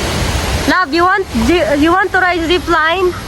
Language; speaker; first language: English; non-native, local second language; Filipino